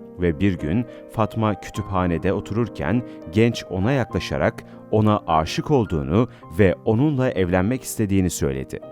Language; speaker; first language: Turkish; native; Turkish